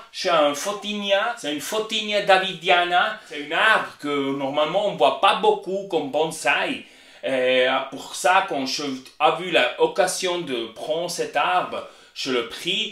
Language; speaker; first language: French; non-native, learner; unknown